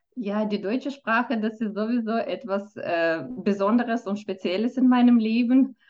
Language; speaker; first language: German; non-native, fluent; Romanian